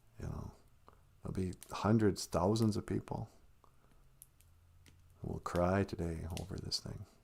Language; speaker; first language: English; native; English